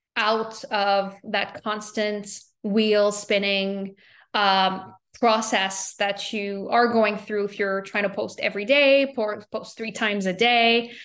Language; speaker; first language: English; native; English